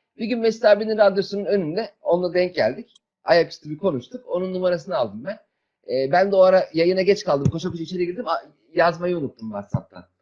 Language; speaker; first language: Turkish; native; Turkish